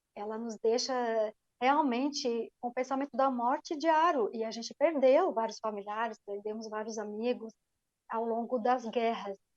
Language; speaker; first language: Portuguese; non-native, fluent; Arabic